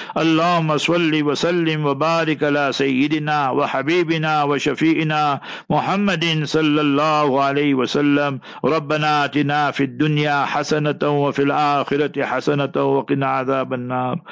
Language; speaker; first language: Arabic; non-native, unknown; English